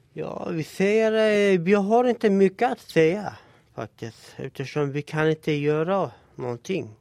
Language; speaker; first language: Swedish; non-native, learner; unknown